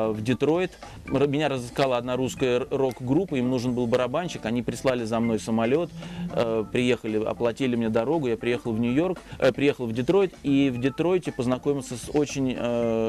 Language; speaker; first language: Russian; native; Russian